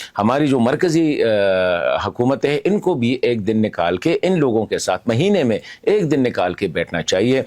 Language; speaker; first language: Urdu; non-native, local second language; Pashto